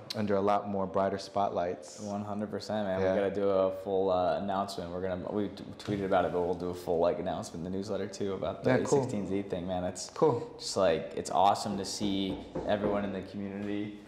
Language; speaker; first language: English; native; English